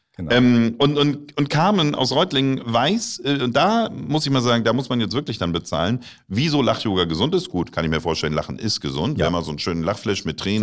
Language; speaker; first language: German; native; German